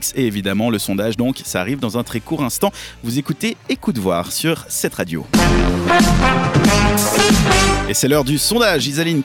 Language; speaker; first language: French; native; French